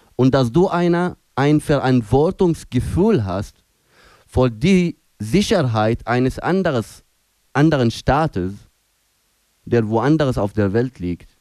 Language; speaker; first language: German; non-native, fluent; Arabic